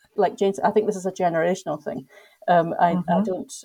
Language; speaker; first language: English; native; English